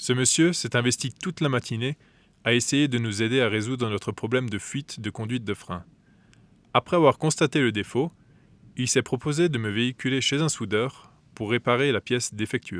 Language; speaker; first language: French; native; French